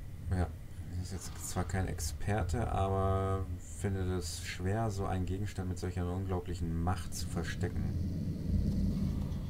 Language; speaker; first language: German; native; German